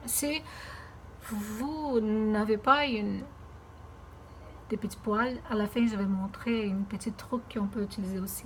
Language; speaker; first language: French; non-native, fluent; Portuguese